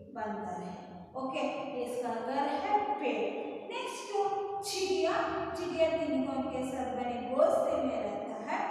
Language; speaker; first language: Hindi; non-native, local second language; Kannada